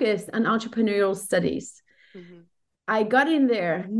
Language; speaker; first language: English; non-native, fluent; French